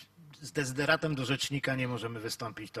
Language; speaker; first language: Polish; native; Polish